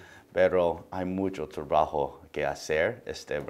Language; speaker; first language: Spanish; non-native, learner; English